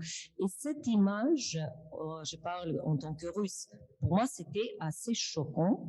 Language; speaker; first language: French; non-native, fluent; Russian